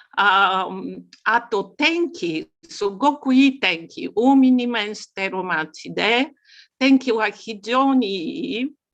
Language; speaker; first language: Japanese; non-native, learner; Bulgarian